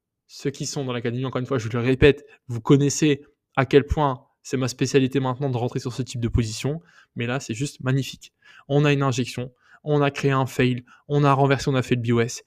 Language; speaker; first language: French; native; French